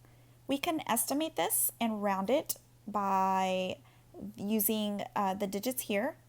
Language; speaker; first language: English; native; English